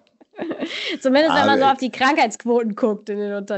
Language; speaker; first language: German; native; German